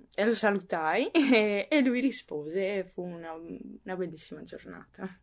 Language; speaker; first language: Italian; native; Italian